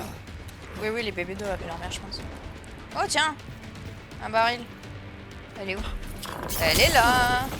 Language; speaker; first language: French; native; French